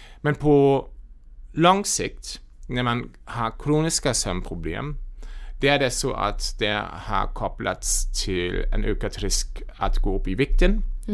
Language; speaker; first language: Swedish; non-native, fluent; German